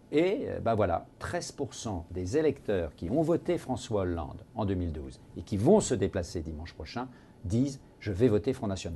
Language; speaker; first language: French; native; French